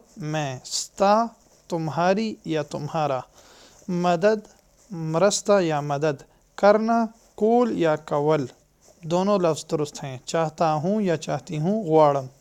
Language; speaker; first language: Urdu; non-native, local second language; Pashto